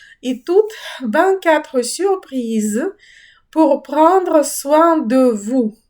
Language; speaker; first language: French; non-native, fluent; Ukrainian